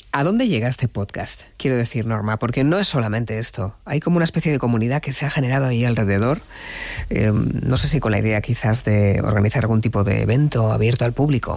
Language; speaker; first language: Spanish; native; Spanish